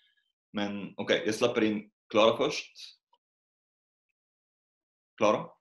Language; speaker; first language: Swedish; non-native, fluent; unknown